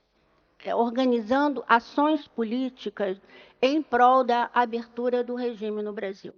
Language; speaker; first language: Portuguese; native; Portuguese